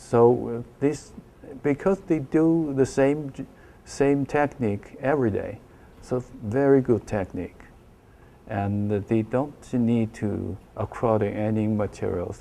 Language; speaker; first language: English; non-native, learner; Chinese